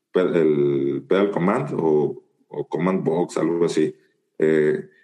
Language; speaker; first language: Spanish; native; Spanish